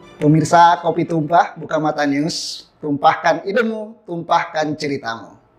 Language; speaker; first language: Indonesian; native; Indonesian